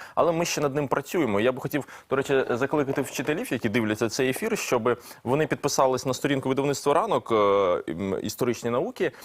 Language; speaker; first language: Ukrainian; non-native, local second language; Russian